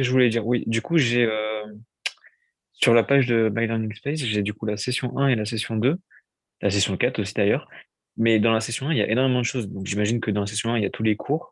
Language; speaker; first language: French; native; French